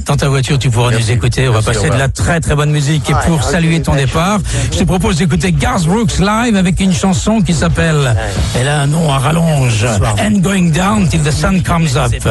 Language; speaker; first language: French; native; French